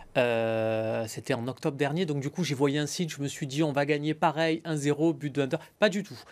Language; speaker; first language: French; native; French